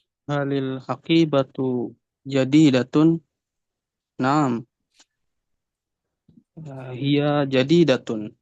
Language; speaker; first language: Arabic; non-native, learner; Indonesian